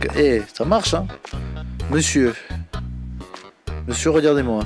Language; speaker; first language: French; native; French